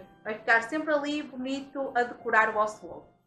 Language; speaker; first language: Portuguese; native; Portuguese